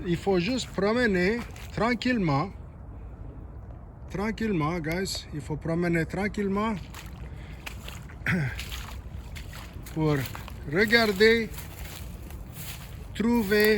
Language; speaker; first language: French; non-native, local second language; English